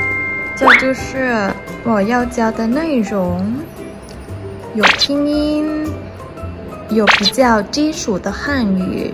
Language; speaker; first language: Chinese; non-native, fluent; Thai